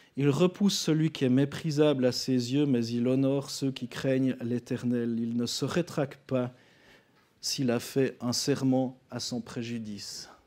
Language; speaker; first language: French; native; French